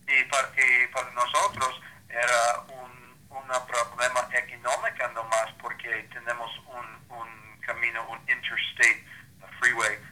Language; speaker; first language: Spanish; non-native, learner; English